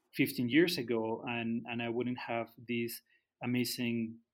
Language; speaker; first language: English; non-native, fluent; Spanish